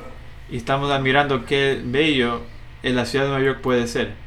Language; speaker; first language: Spanish; non-native, fluent; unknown